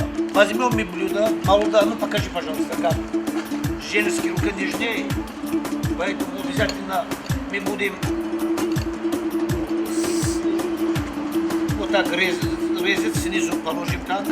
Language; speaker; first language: Russian; non-native, fluent; Tajik